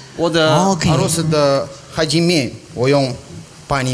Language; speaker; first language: Chinese; non-native, learner; Russian